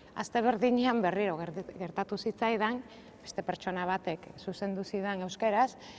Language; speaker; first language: Basque; non-native, local second language; Spanish